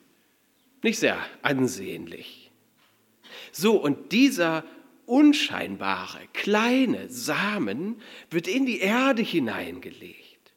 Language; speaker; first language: German; native; German